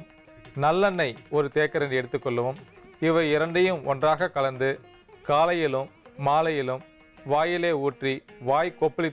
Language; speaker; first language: Tamil; native; Tamil